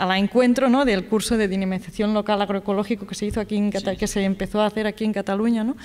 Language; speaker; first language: Spanish; non-native, local second language; Catalan